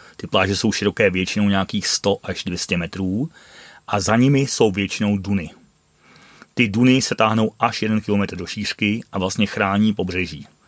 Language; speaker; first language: Czech; non-native, fluent; Dutch